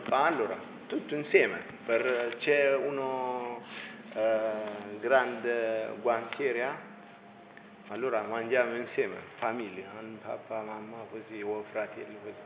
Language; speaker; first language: Italian; non-native, learner; Tigrinya